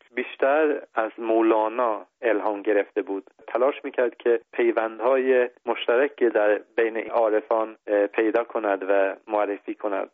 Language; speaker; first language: Persian; non-native, fluent; Swedish